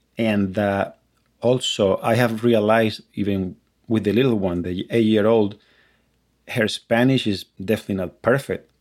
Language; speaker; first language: English; non-native, fluent; Spanish